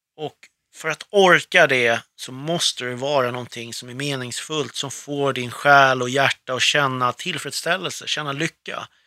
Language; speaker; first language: Swedish; early bilingual, other home language; Arabic